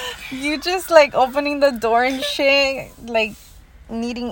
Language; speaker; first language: English; early bilingual, other home language; Spanish